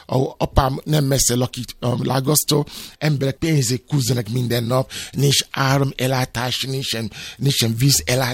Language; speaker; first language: Hungarian; non-native, fluent; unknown